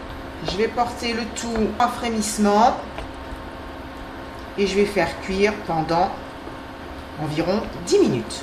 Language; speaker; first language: French; native; French